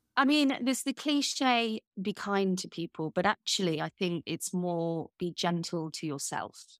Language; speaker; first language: English; native; English